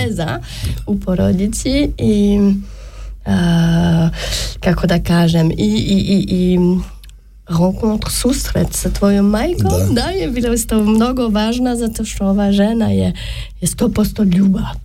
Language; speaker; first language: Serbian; non-native, fluent; French